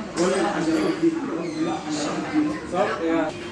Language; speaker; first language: Arabic; native; Arabic